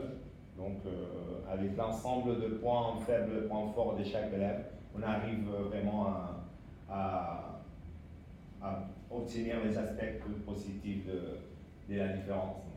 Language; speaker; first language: French; non-native, fluent; Spanish